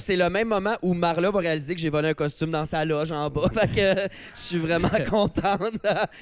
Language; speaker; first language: French; native; French